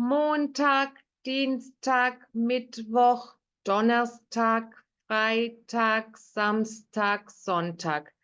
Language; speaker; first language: German; non-native, fluent; Turkish